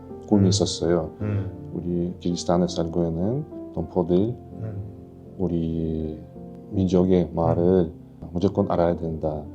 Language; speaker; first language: Korean; non-native, fluent; Russian